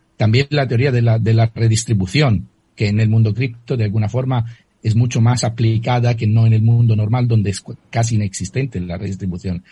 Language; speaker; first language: Spanish; non-native, fluent; Italian